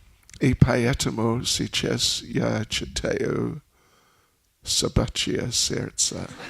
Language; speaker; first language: Russian; non-native, learner; English